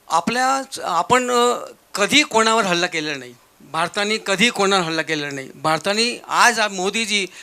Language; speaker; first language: Marathi; non-native, local second language; Marwari